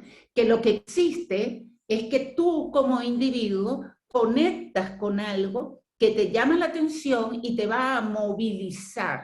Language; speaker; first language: Spanish; native; Spanish